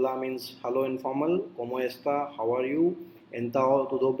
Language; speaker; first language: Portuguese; non-native, learner; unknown